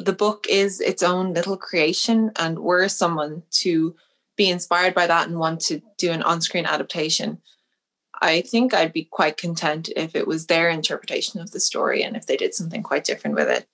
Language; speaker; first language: English; native; English